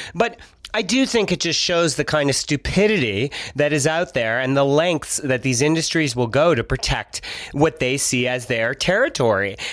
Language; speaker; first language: English; native; English